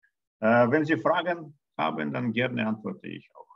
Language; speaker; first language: German; non-native, learner; Russian